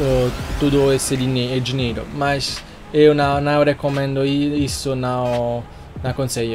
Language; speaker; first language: Portuguese; non-native, learner; Italian